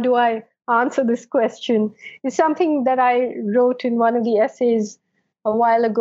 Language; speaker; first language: English; non-native, local second language; Malayalam